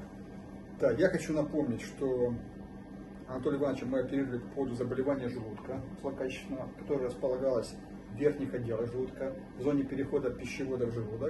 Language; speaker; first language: Russian; native; Russian